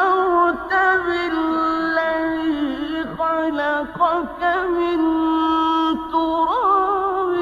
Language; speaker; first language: Arabic; native; Arabic